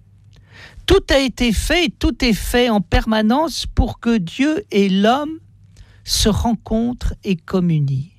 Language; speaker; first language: French; native; French